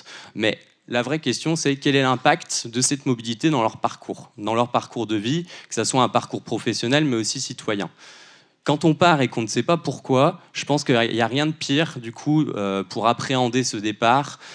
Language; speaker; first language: French; native; French